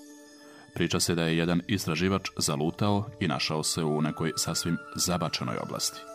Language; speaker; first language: Croatian; native; Croatian